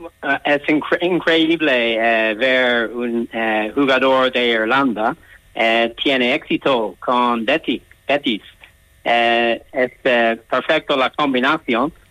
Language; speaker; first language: Spanish; non-native, learner; English